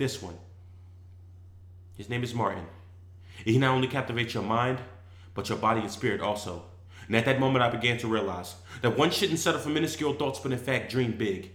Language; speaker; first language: English; native; English